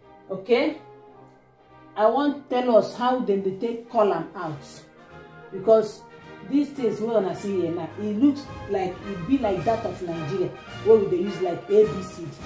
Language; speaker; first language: English; non-native, local second language; Igbo